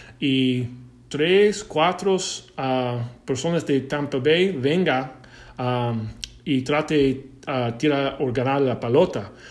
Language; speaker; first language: Spanish; non-native, learner; English